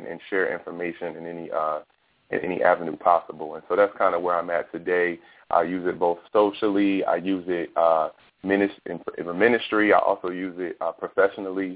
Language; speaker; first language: English; native; English